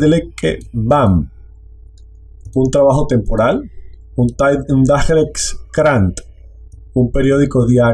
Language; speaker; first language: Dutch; non-native, learner; Spanish